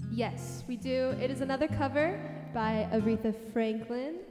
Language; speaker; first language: English; native; English